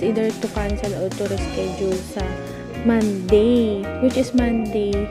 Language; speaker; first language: English; non-native, local second language; Filipino